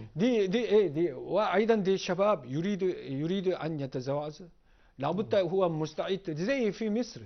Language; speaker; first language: Egyptian Arabic; non-native, learner; Korean